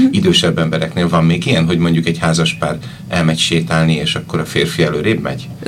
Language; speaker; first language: Hungarian; native; Hungarian